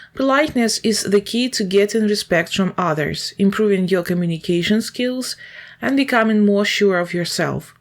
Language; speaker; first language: English; non-native, fluent; Ukrainian